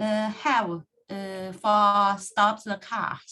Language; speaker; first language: English; non-native, learner; Chinese